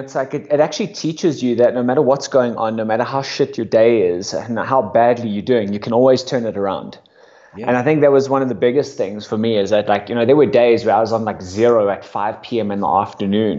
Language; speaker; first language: English; native; English